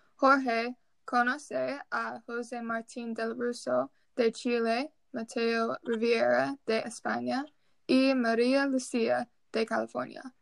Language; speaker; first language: Spanish; non-native, learner; English